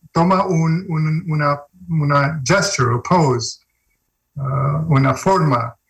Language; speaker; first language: Spanish; early bilingual, heritage; Spanish